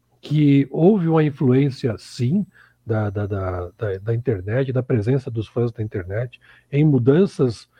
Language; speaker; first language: Portuguese; native; Portuguese